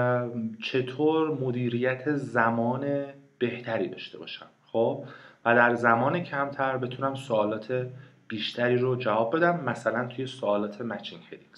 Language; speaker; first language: Persian; native; Persian